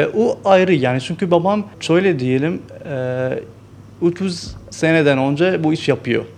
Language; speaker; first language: Turkish; non-native, learner; Arabic